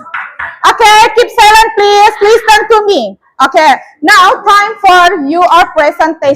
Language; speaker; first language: English; non-native, learner; Indonesian